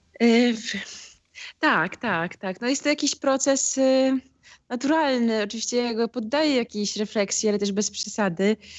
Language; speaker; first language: Polish; native; Polish